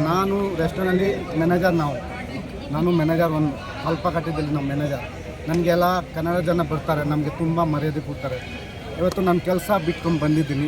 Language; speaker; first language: Kannada; non-native, local second language; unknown